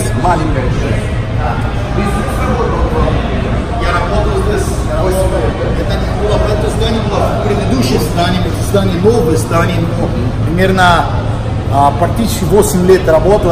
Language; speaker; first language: Russian; non-native, learner; Portuguese